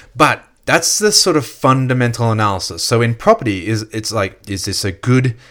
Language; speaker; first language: English; native; English